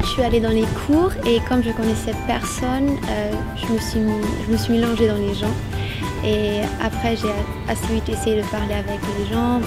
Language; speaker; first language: French; non-native, fluent; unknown